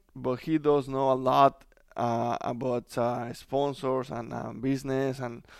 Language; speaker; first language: English; non-native, fluent; Spanish